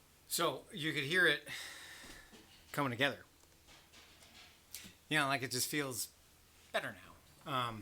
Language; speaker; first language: English; native; English